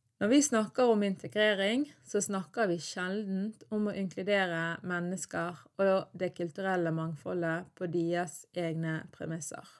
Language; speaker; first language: Norwegian; native; Norwegian